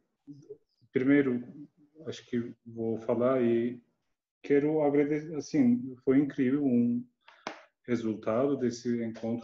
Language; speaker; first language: Portuguese; non-native, learner; Turkish